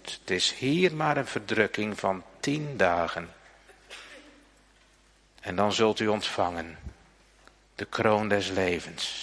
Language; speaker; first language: Dutch; native; Dutch